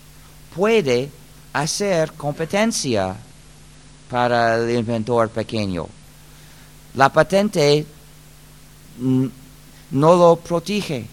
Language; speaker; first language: Spanish; non-native, fluent; English